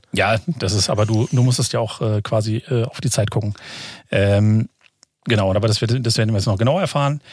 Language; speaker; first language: German; native; German